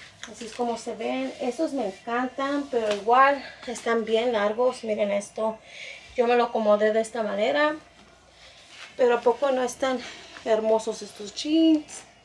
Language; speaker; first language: Spanish; early bilingual, heritage; Spanish